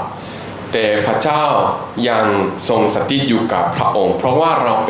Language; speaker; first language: Thai; non-native, fluent; Korean